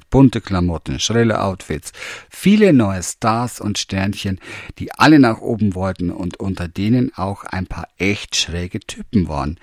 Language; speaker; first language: German; native; German